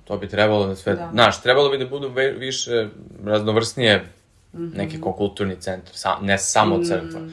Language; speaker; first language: Serbian; early bilingual, heritage; Serbian